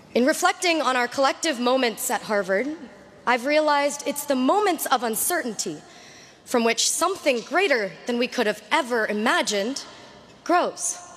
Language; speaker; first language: English; native; English